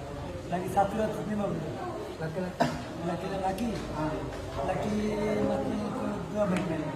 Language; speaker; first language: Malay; non-native, learner; Rohingya